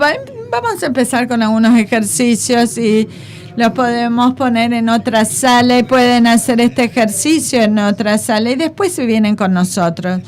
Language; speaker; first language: Spanish; non-native, fluent; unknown